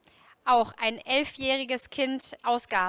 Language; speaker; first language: German; native; German